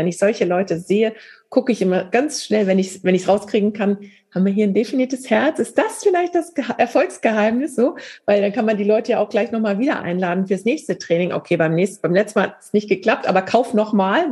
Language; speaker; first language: German; native; German